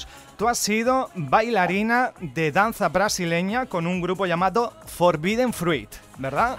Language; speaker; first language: Spanish; native; Spanish